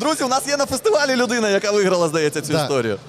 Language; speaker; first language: Ukrainian; native; Ukrainian